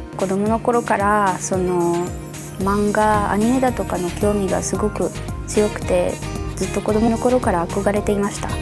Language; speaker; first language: Japanese; non-native, fluent; French